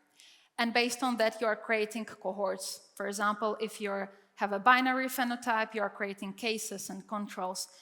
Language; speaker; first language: English; non-native, fluent; Czech